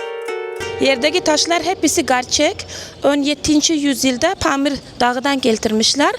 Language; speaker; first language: Turkish; non-native, learner; Uzbek